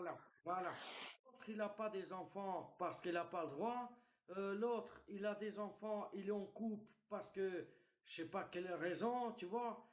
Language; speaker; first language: French; non-native, fluent; Romanian